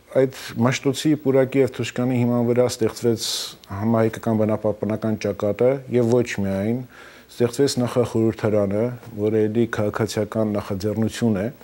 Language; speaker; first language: Armenian; early bilingual, heritage; Armenian